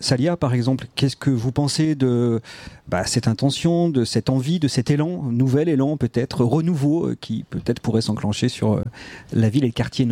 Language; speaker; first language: French; native; French